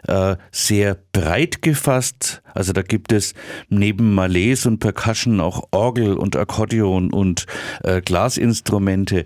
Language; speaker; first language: German; native; German